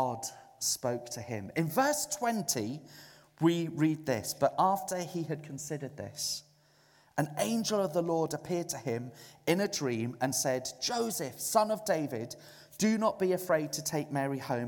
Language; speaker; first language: English; native; English